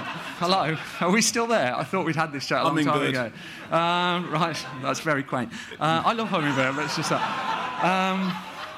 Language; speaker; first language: English; native; English